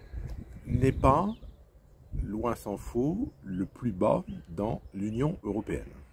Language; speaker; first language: French; native; French